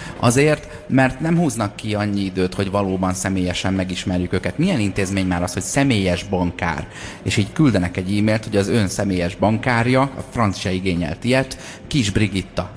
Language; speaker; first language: Hungarian; native; Hungarian